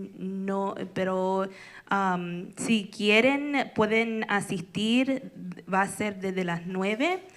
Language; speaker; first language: Spanish; early bilingual, other home language; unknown